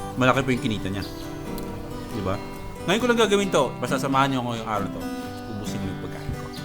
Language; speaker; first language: Filipino; native; Filipino